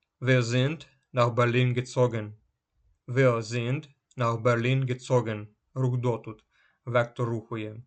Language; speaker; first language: German; non-native, fluent; Ukrainian